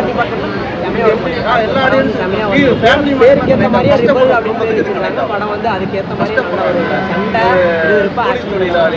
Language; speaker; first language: Tamil; native; Tamil